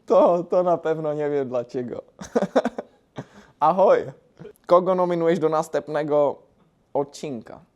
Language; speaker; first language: Polish; non-native, learner; Czech